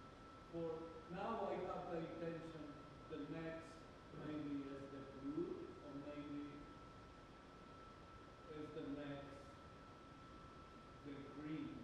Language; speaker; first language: English; non-native, learner; Spanish